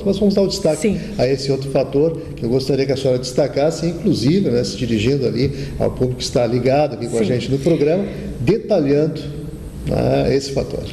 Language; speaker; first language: Portuguese; native; Portuguese